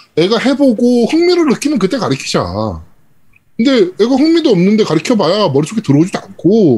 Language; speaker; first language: Korean; native; Korean